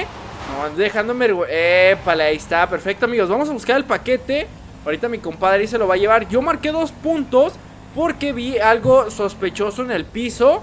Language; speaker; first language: Spanish; native; Spanish